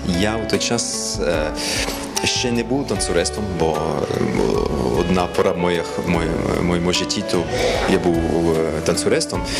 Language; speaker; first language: Ukrainian; early bilingual, heritage; Ukrainian